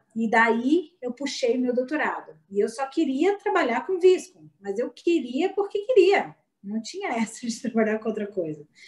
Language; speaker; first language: Portuguese; native; Portuguese